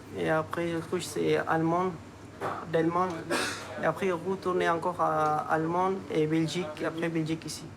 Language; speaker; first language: French; non-native, learner; Persian